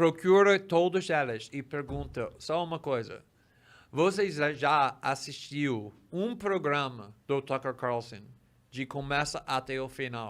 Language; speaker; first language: Portuguese; non-native, fluent; English